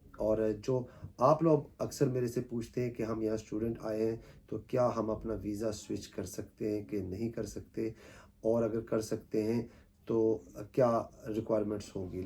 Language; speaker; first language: Urdu; native; Urdu